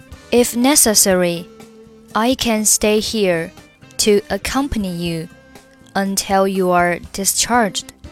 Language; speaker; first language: English; non-native, fluent; Chinese